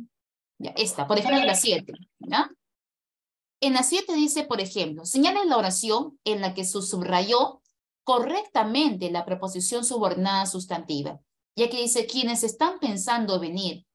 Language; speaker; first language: Spanish; native; Spanish